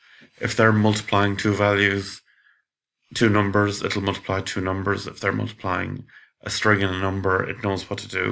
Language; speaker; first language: English; native; English